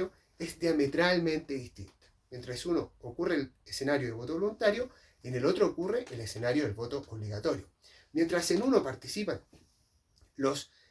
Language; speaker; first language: Spanish; native; Spanish